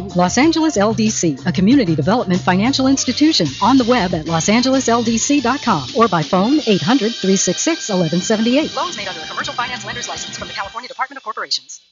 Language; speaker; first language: English; native; English